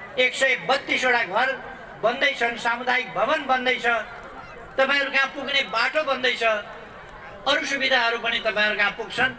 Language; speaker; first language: Nepali; native; Nepali